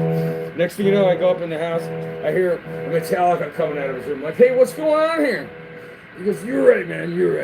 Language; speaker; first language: English; native; English